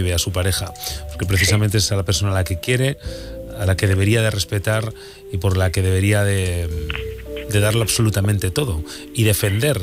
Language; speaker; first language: Spanish; native; Spanish